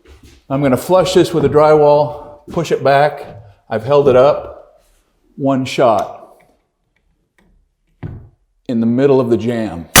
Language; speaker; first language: English; native; English